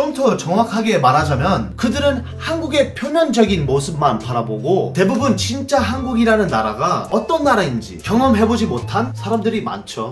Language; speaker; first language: Korean; non-native, fluent; English